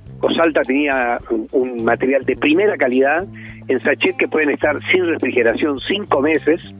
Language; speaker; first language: Spanish; native; Spanish